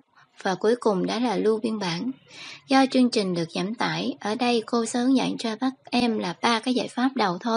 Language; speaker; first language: Vietnamese; native; Vietnamese